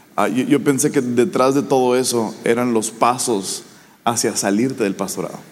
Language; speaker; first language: Spanish; native; Spanish